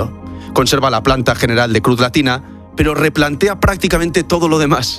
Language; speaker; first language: Spanish; native; Spanish